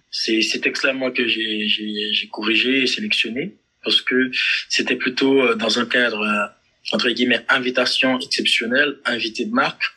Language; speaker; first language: French; non-native, local second language; Haitian Creole